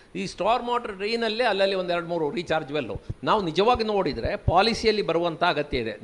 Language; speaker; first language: Kannada; native; Kannada